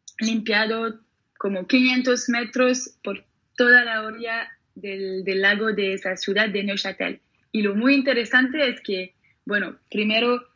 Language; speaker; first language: Spanish; non-native, fluent; French